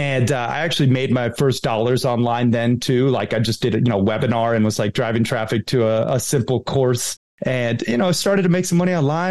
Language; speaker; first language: English; native; English